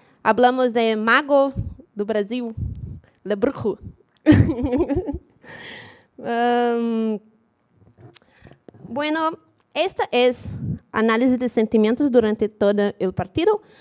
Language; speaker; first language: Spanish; non-native, learner; Portuguese